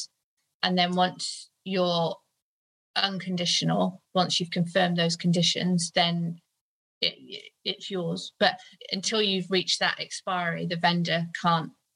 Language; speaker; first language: English; native; English